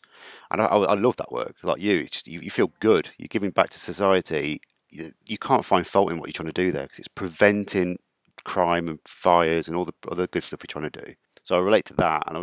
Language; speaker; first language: English; native; English